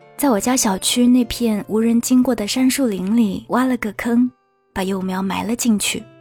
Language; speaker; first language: Chinese; native; Chinese